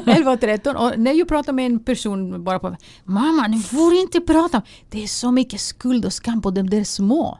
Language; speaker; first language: Swedish; non-native, fluent; Greek